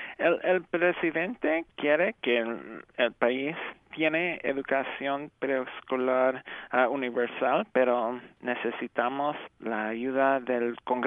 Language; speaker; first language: Spanish; early bilingual, heritage; English